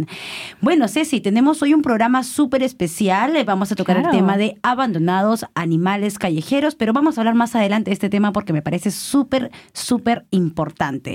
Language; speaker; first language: Spanish; native; Spanish